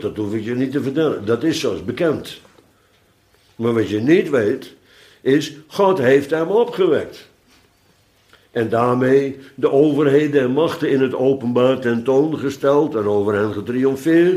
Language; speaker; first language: Dutch; native; Dutch